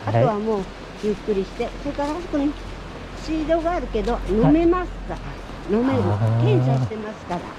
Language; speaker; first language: Japanese; native; Japanese